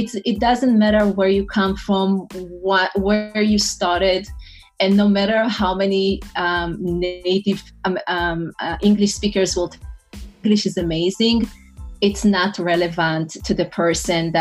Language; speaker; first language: English; non-native, fluent; Hebrew